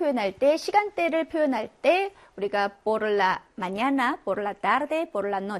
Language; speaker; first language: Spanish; non-native, fluent; Korean